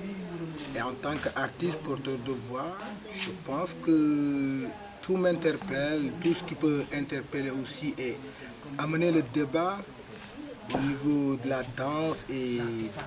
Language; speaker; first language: French; non-native, local second language; Wolof